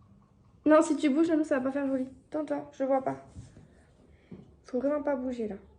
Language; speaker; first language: French; native; French